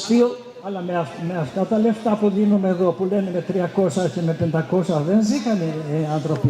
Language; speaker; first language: Greek; non-native, fluent; Albanian